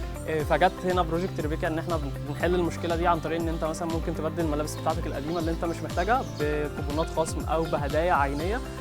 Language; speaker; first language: Arabic; native; Arabic